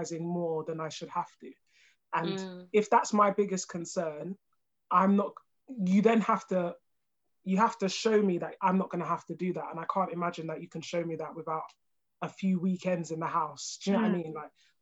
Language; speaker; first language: English; early bilingual, other home language; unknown